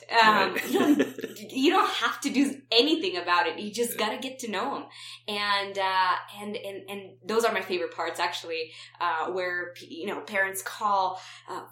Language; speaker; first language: English; non-native, fluent; Romanian